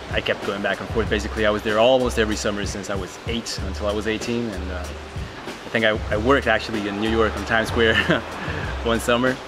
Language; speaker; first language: English; early bilingual, other home language; Slovak